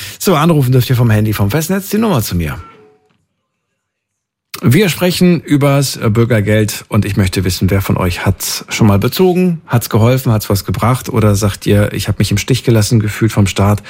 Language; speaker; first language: German; native; German